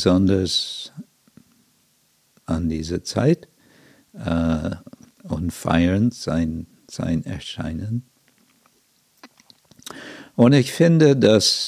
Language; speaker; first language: German; non-native, fluent; English